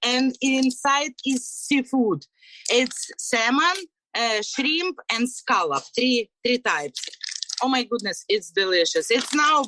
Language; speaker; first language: English; non-native, learner; Ukrainian